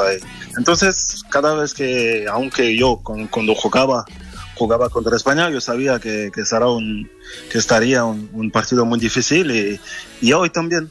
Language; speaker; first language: Spanish; non-native, fluent; French